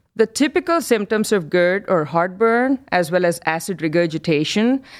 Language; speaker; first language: English; non-native, local second language; Telugu